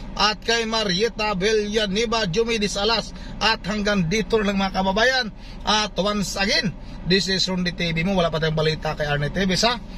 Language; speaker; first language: Filipino; non-native, local second language; Cebuano